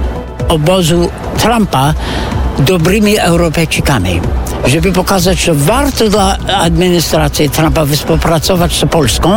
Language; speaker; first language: Polish; non-native, fluent; English